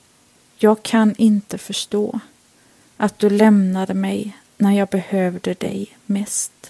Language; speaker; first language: Swedish; native; Swedish